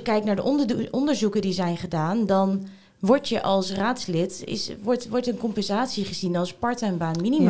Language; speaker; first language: Dutch; native; Dutch